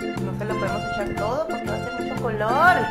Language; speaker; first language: Spanish; native; Spanish